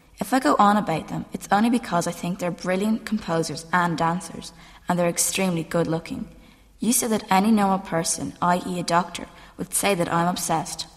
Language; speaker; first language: English; native; English